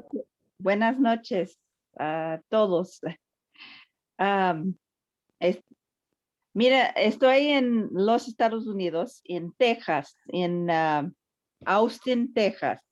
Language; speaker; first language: Spanish; early bilingual, heritage; Spanish